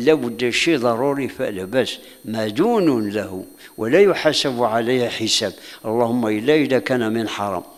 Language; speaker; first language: Arabic; non-native, local second language; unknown